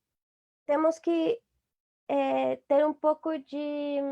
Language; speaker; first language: Portuguese; non-native, fluent; Spanish